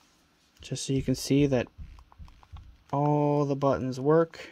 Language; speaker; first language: English; native; English